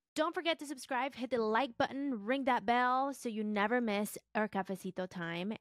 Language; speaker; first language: English; early bilingual, other home language; Spanish